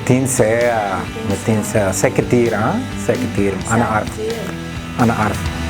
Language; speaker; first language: Arabic; non-native, learner; English